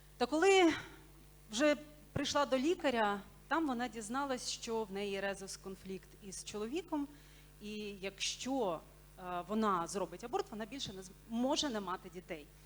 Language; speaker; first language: Ukrainian; non-native, local second language; Bulgarian